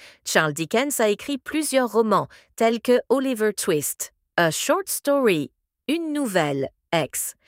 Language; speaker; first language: French; native; French